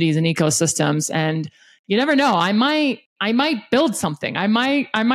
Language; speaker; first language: English; non-native, local second language; Afrikaans